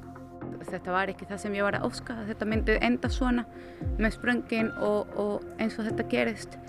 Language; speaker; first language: Icelandic; non-native, fluent; Spanish